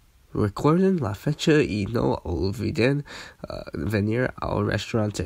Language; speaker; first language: Spanish; non-native, learner; English